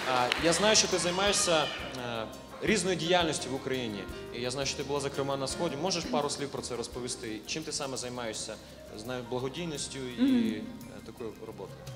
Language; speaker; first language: Ukrainian; native; Ukrainian